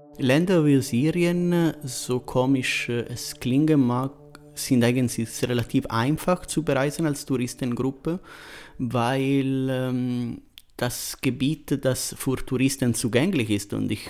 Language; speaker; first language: German; non-native, fluent; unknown